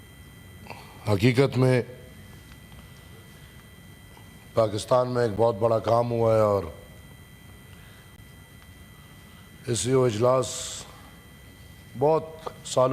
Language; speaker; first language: Urdu; non-native, local second language; Pashto